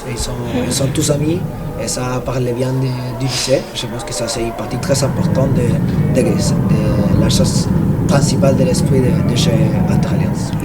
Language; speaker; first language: French; non-native, fluent; Spanish